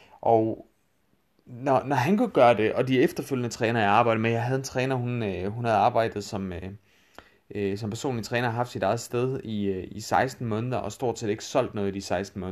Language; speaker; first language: Danish; native; Danish